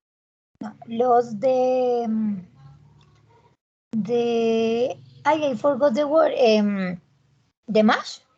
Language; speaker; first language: English; non-native, learner; Spanish